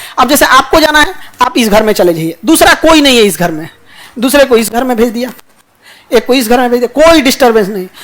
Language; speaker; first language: Hindi; native; Hindi